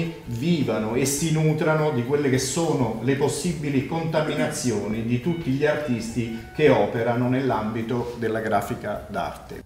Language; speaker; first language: Italian; native; Italian